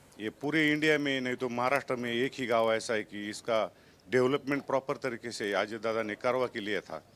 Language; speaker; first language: Hindi; non-native, local second language; Marathi